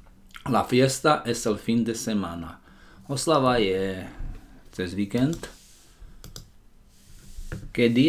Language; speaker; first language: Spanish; non-native, learner; Slovak